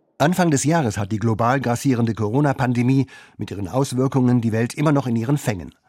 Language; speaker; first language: German; native; German